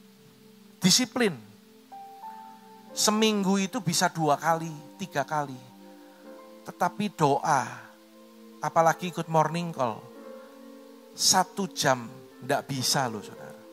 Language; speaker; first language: Indonesian; native; Indonesian